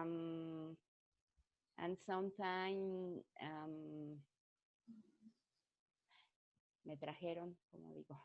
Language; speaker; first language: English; non-native, learner; Spanish